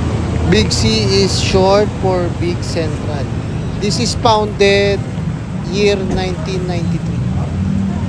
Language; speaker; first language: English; non-native, local second language; Filipino